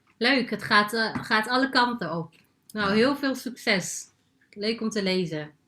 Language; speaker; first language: Dutch; non-native, local second language; Papiamento